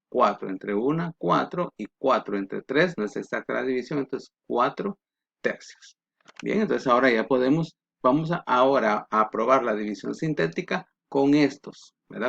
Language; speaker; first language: Spanish; native; Spanish